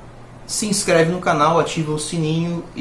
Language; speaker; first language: Portuguese; native; Portuguese